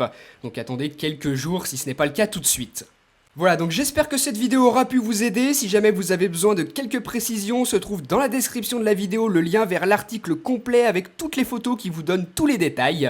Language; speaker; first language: French; native; French